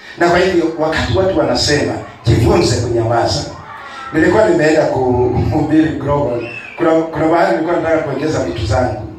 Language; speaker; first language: Swahili; non-native, local second language; Kikuyu